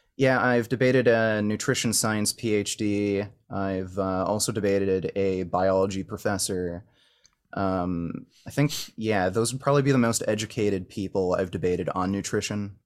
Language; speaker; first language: English; native; English